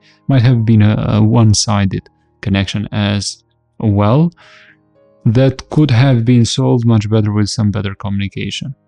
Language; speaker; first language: English; non-native, fluent; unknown